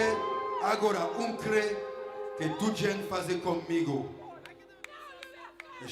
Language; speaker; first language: Portuguese; non-native, learner; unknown